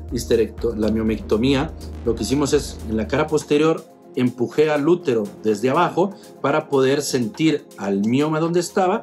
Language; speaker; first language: Spanish; native; Spanish